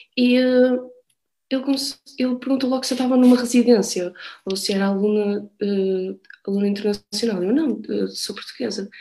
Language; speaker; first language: Portuguese; early bilingual, other home language; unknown